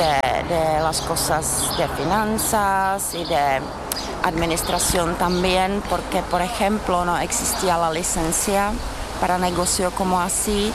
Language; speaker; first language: Spanish; non-native, fluent; Czech